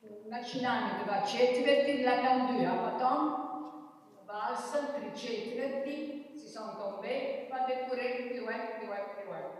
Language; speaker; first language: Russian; non-native, fluent; Italian